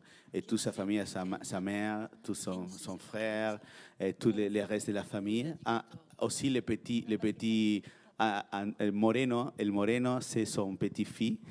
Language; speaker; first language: French; non-native, fluent; Spanish